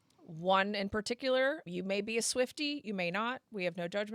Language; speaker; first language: English; native; English